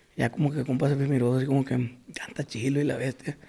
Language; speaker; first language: Spanish; native; Spanish